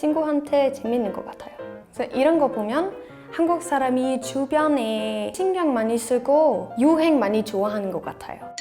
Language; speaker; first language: Korean; non-native, fluent; Danish